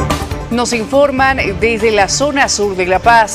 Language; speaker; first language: Spanish; native; Spanish